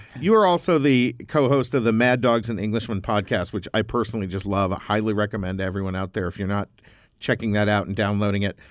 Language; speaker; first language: English; native; English